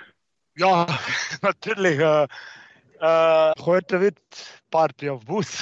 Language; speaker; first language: German; non-native, learner; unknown